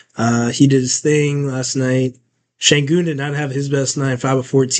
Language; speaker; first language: English; native; English